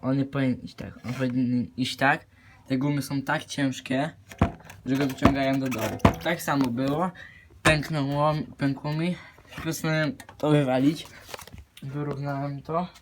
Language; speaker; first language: Polish; native; Polish